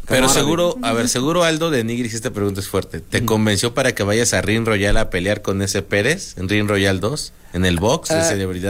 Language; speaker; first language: Spanish; native; Spanish